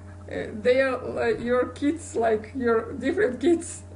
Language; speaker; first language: English; non-native, learner; Kazakh